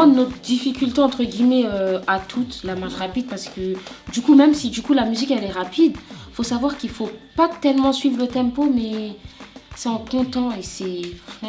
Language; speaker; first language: French; native; French